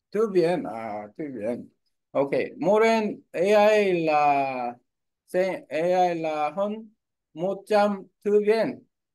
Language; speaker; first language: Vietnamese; non-native, learner; Korean